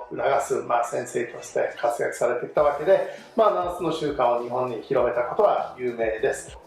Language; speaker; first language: Japanese; non-native, fluent; English